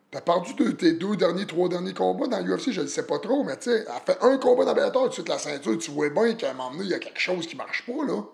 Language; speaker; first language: French; native; French